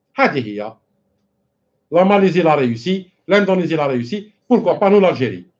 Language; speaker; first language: French; non-native, local second language; Arabic